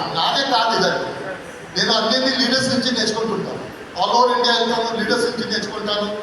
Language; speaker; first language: Telugu; non-native, local second language; Tulu